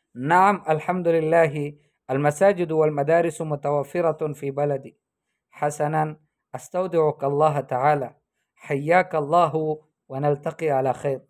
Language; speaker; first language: Urdu; native; Urdu